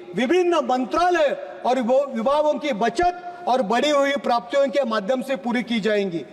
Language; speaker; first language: Hindi; non-native, local second language; Marathi